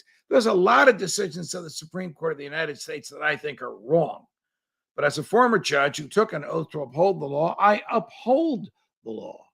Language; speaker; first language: English; native; English